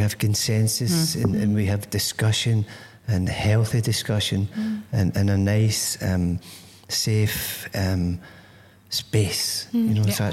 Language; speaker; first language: English; native; English